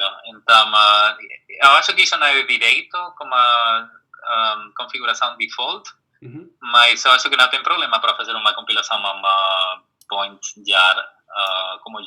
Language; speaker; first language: Portuguese; non-native, fluent; Spanish